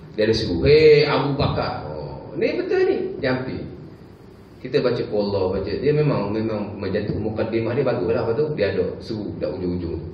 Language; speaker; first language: Malay; native; Malay